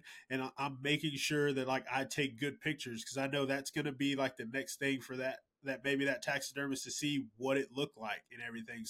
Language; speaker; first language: English; native; English